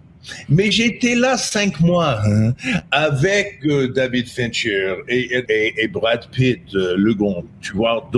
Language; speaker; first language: French; non-native, fluent; English